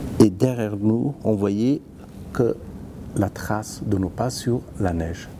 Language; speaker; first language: French; non-native, fluent; Persian